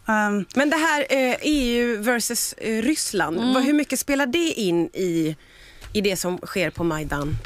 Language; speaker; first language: Swedish; native; Swedish